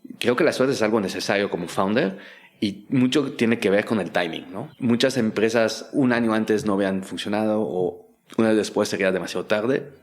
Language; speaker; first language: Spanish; non-native, fluent; French